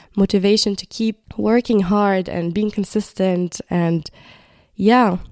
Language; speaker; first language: English; non-native, fluent; Arabic